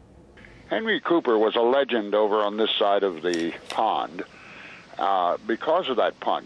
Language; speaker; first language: English; native; English